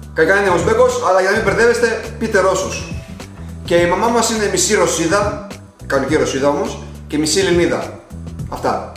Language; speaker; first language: Greek; early bilingual, other home language; Russian